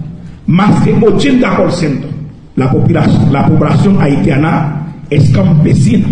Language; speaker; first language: Spanish; non-native, local second language; Haitian Creole